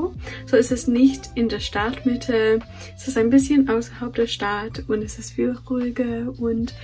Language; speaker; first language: German; non-native, fluent; English